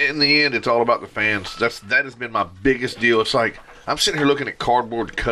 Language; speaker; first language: English; native; English